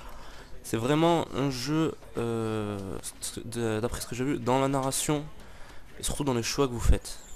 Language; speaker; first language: French; native; French